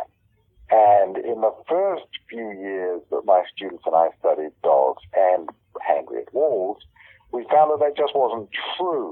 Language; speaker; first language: English; native; English